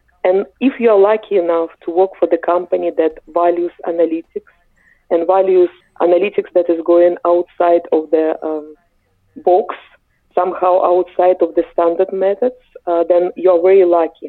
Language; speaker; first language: English; non-native, fluent; Ukrainian